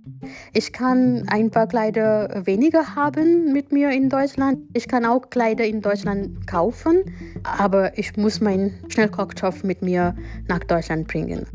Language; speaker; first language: German; non-native, fluent; Gujarati